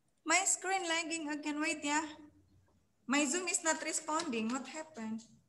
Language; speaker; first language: English; non-native, fluent; Indonesian